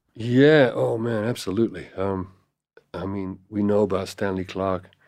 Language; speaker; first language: English; native; English